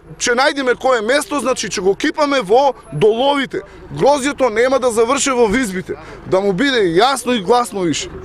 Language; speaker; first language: Macedonian; native; Macedonian